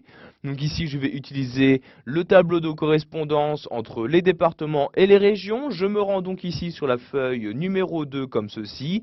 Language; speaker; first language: French; native; French